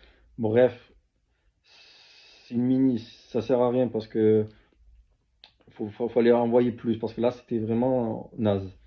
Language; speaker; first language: French; native; French